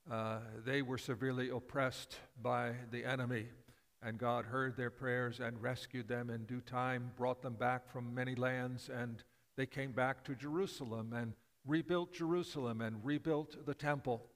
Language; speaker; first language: English; native; English